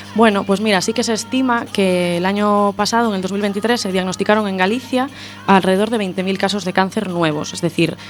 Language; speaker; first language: Spanish; native; Spanish